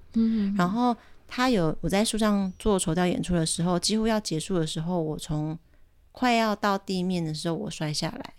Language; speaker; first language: Chinese; native; Chinese